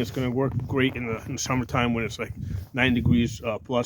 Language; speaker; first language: English; native; English